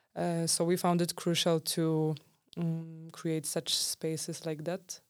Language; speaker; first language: English; non-native, fluent; Polish